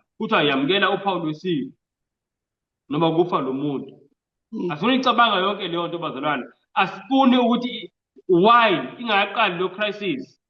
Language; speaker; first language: Zulu; non-native, local second language; Xhosa